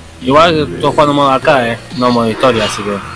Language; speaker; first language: Spanish; native; Spanish